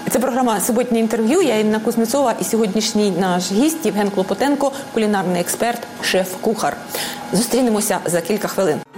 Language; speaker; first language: Ukrainian; native; Ukrainian